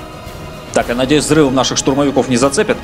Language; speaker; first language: Russian; native; Russian